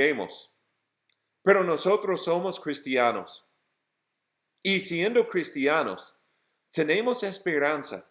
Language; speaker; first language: Spanish; non-native, fluent; English